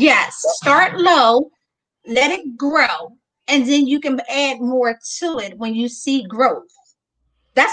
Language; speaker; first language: English; native; English